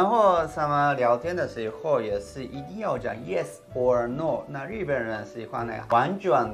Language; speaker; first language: Chinese; non-native, fluent; Japanese